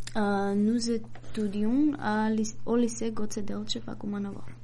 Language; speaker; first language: French; non-native, learner; Macedonian